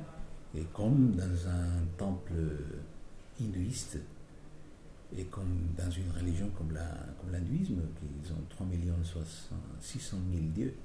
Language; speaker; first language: French; non-native, fluent; Spanish